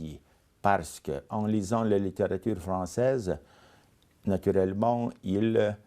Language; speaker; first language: French; non-native, fluent; Lithuanian